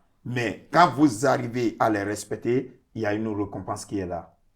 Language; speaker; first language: French; non-native, fluent; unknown